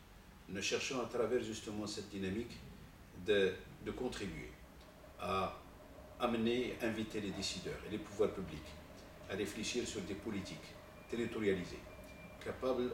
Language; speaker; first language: French; non-native, local second language; Arabic